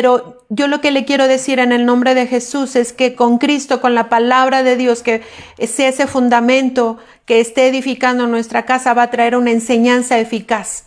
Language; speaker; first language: Spanish; native; Spanish